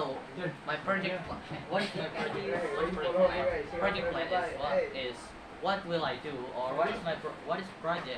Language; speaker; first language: English; non-native, learner; Indonesian